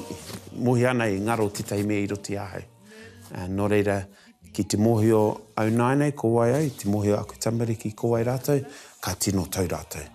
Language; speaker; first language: Māori; non-native, local second language; English